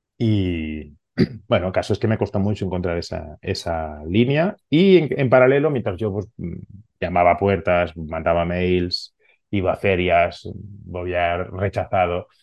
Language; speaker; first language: Spanish; non-native, local second language; Catalan